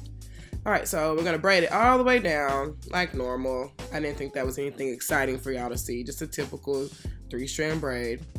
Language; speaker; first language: English; native; English